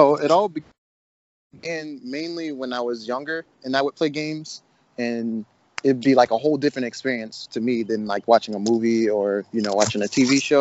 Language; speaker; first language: English; native; English